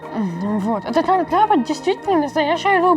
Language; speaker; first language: Russian; native; Russian